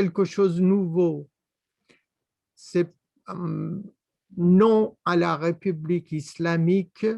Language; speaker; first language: French; non-native, fluent; Persian